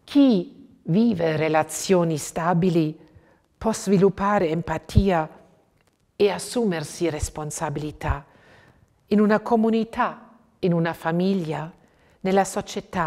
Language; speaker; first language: Italian; non-native, fluent; German